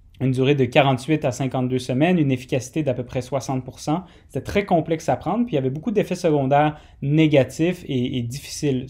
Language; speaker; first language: French; native; French